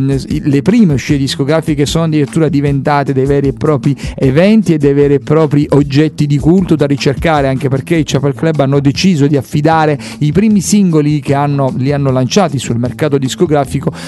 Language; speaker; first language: Italian; native; Italian